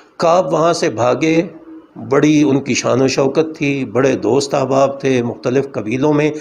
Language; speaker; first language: Urdu; non-native, local second language; Punjabi